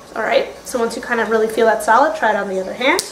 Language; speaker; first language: English; native; English